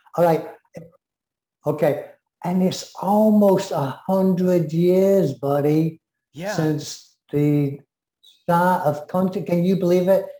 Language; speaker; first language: English; native; English